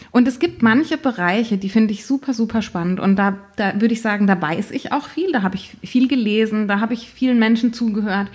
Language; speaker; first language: German; native; German